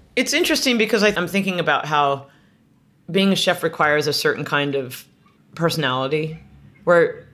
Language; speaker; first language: English; native; English